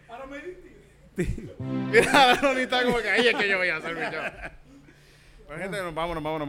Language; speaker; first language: Spanish; native; Spanish